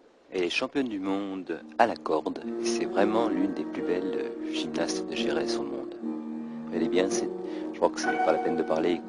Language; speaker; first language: French; native; French